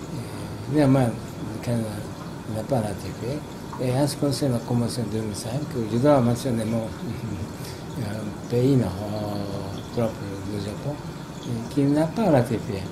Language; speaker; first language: French; non-native, fluent; Japanese